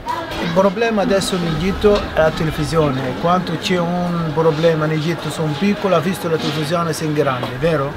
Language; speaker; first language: Italian; non-native, learner; Arabic